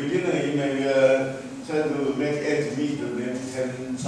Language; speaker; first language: English; non-native, fluent; Chinese